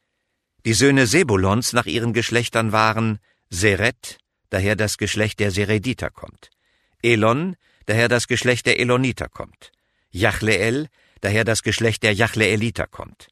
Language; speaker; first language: German; native; German